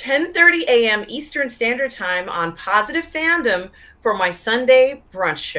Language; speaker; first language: English; native; English